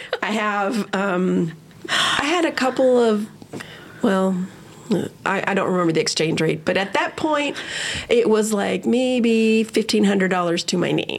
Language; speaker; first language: English; early bilingual, other home language; Spanish